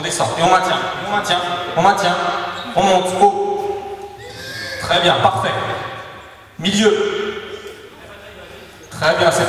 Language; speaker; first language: French; native; French